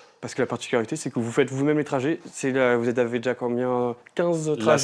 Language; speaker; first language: French; native; French